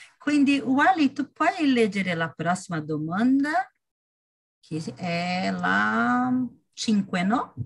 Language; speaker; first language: Italian; non-native, learner; Portuguese